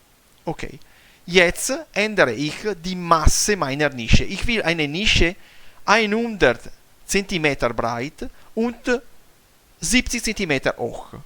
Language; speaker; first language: German; non-native, fluent; Italian